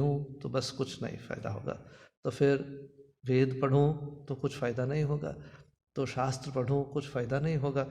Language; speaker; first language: Hindi; non-native, local second language; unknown